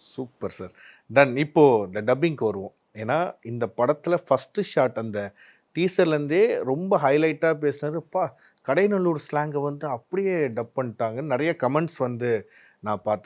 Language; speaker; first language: Tamil; native; Tamil